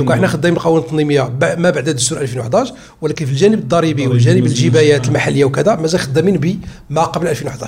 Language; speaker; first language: Arabic; native; Arabic